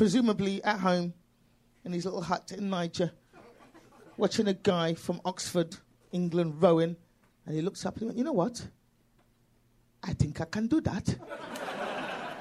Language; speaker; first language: English; native; English